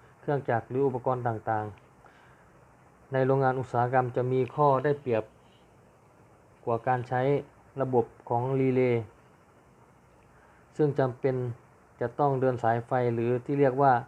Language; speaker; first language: Thai; native; Thai